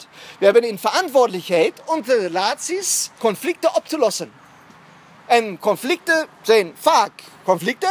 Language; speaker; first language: Dutch; non-native, fluent; German